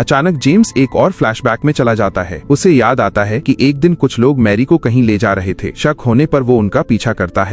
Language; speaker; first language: Hindi; native; Hindi